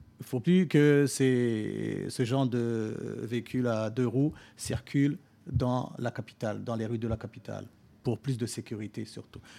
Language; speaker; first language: French; non-native, local second language; Rundi